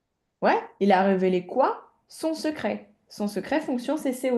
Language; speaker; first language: French; native; French